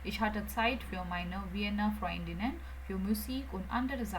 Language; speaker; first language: German; non-native, fluent; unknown